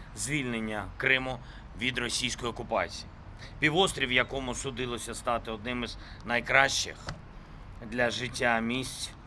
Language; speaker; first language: Ukrainian; non-native, local second language; Russian